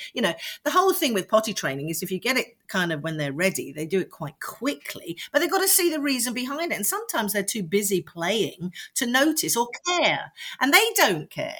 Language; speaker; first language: English; native; English